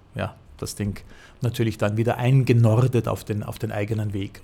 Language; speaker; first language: German; native; German